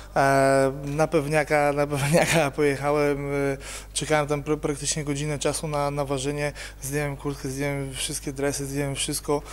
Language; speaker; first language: Polish; native; Polish